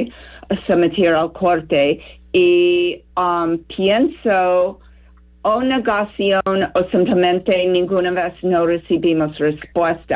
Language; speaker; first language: Spanish; non-native, fluent; English